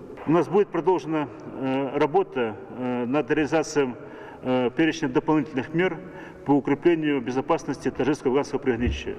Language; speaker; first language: Russian; native; Russian